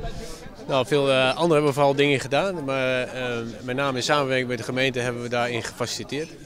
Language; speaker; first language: Dutch; native; Dutch